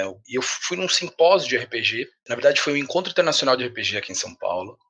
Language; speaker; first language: Portuguese; native; Portuguese